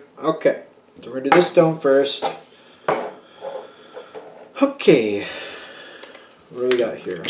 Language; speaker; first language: English; native; English